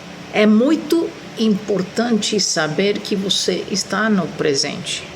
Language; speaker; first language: Portuguese; non-native, fluent; Spanish